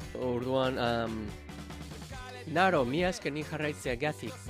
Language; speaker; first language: Basque; non-native, learner; English